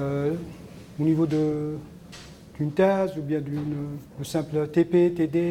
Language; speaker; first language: French; non-native, local second language; Arabic